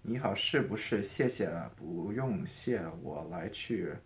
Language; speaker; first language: Chinese; non-native, learner; English